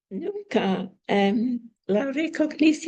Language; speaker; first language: Spanish; non-native, learner; English